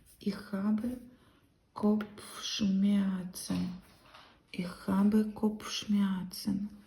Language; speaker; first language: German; non-native, learner; Ukrainian